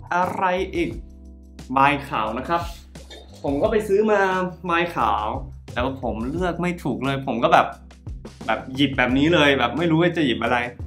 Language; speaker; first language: Thai; non-native, fluent; English